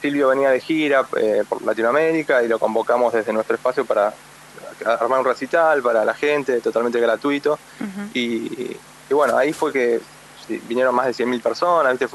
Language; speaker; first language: Spanish; native; Spanish